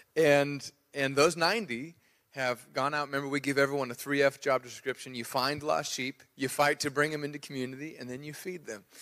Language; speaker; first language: English; native; English